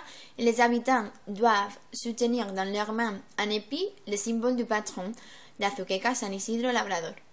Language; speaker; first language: French; non-native, learner; Spanish